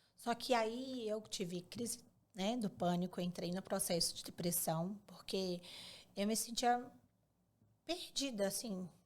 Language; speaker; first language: Portuguese; native; Portuguese